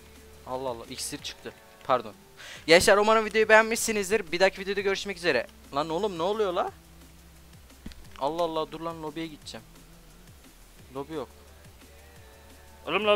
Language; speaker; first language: Turkish; native; Turkish